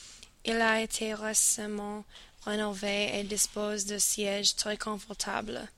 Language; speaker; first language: French; non-native, learner; English